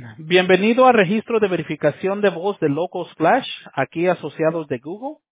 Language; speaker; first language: Spanish; early bilingual, heritage; Spanish